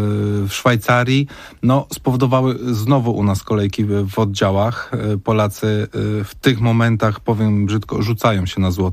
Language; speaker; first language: Polish; native; Polish